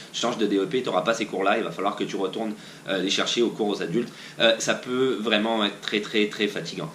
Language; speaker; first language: French; native; French